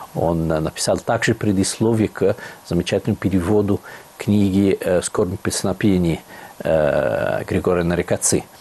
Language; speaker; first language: Russian; non-native, fluent; Italian